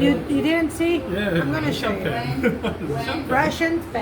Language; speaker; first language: English; non-native, learner; Portuguese